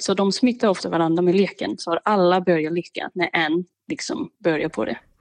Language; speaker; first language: Swedish; non-native, fluent; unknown